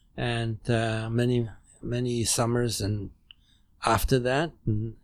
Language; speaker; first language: English; non-native, fluent; German